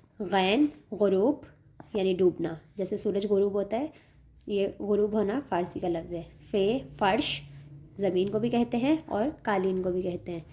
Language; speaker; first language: Urdu; native; Urdu